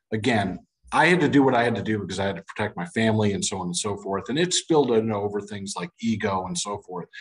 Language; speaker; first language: English; native; English